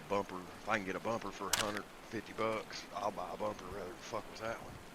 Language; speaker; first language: English; native; English